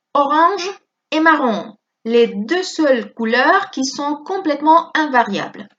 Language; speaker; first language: French; non-native, fluent; Spanish